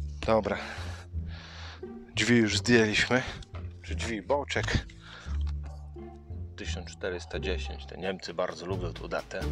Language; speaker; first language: Polish; native; Polish